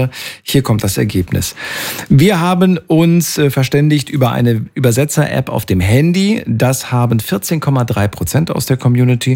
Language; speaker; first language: German; native; German